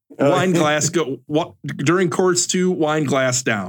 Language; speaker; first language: English; native; English